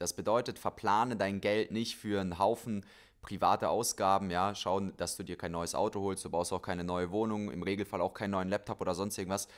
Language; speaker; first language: German; native; German